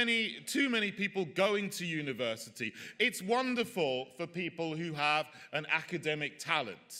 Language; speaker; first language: English; native; English